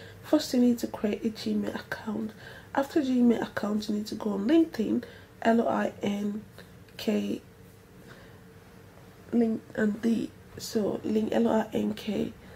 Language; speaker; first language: English; non-native, local second language; Igbo